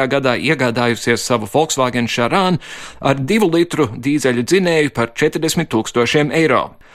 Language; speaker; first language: Latvian; early bilingual, heritage; Latvian